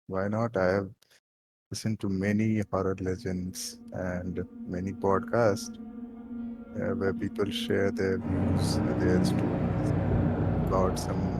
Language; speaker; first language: English; non-native, local second language; Hindi